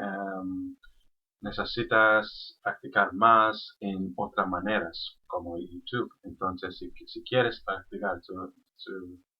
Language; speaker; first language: Spanish; non-native, learner; English